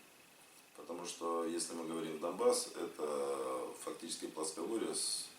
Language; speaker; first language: Russian; native; Russian